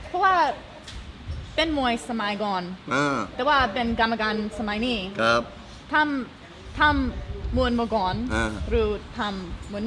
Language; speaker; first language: Thai; non-native, learner; English